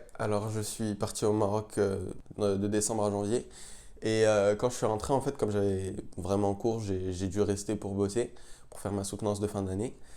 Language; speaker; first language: French; non-native, local second language; Arabic